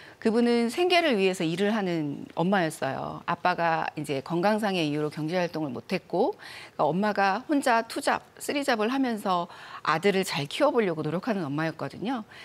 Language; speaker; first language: Korean; native; Korean